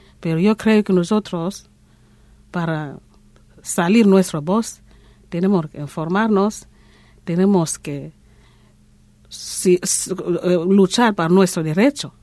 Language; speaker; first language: Spanish; non-native, learner; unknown